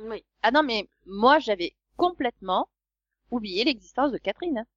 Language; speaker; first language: French; native; French